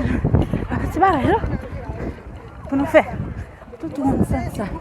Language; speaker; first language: French; non-native, learner; Haitian Creole